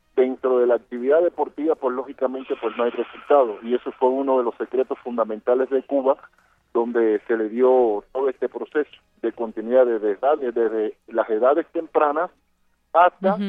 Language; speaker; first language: Spanish; native; Spanish